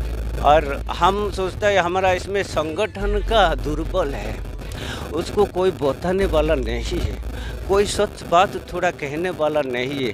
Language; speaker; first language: Hindi; non-native, local second language; Odia